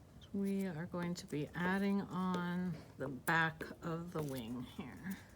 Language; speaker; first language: English; native; English